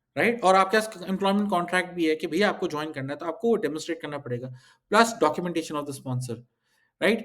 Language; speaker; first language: Hindi; early bilingual, heritage; Hindi